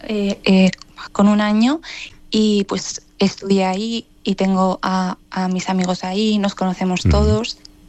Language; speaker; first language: Spanish; native; Spanish